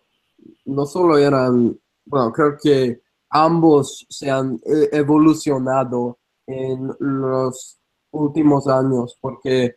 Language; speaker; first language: Spanish; non-native, fluent; English